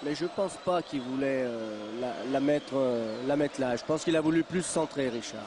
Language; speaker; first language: French; native; French